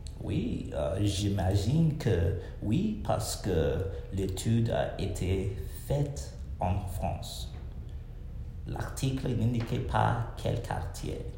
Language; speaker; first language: French; non-native, learner; English